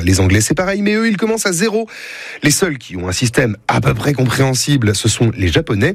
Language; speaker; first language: French; native; French